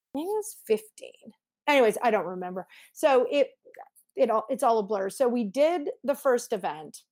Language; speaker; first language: English; native; English